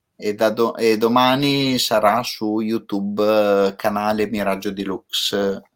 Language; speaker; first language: Italian; native; Italian